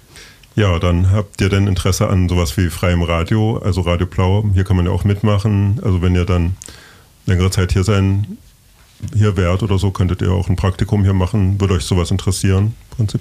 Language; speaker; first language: German; native; German